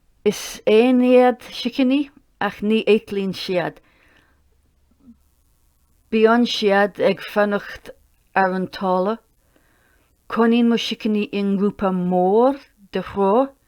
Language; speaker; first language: Irish; non-native, learner; English